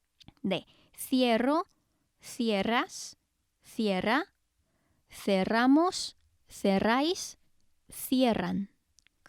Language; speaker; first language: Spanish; non-native, fluent; Korean